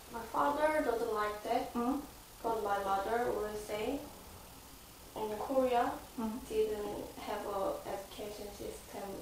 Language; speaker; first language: English; non-native, learner; Korean